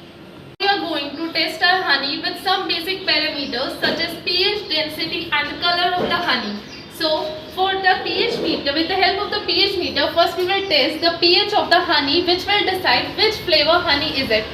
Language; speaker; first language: English; non-native, local second language; Hindi